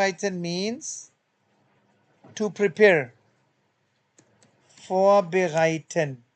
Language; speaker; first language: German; non-native, fluent; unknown